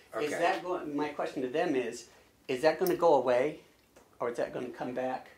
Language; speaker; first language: English; native; English